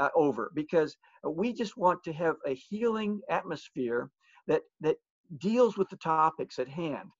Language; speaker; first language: English; native; English